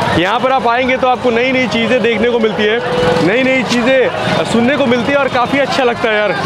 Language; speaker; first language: Hindi; native; Hindi